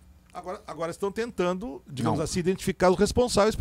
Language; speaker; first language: Portuguese; native; Portuguese